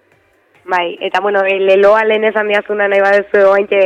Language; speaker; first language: Basque; native; Basque